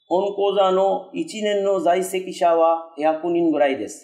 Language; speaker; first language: Japanese; non-native, fluent; Urdu